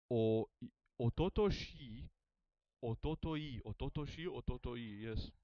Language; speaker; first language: Japanese; non-native, learner; English